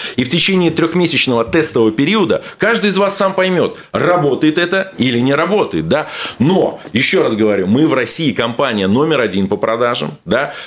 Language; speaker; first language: Russian; native; Russian